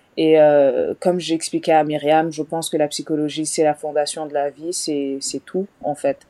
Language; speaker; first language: French; non-native, local second language; Wolof